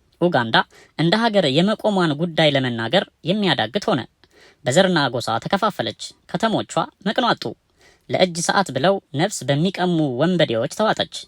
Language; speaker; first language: Amharic; native; Amharic